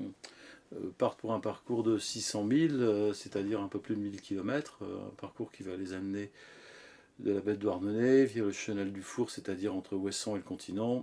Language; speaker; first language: French; native; French